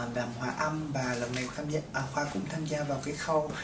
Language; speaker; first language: Vietnamese; native; Vietnamese